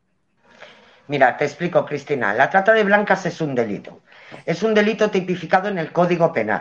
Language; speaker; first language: Spanish; native; Spanish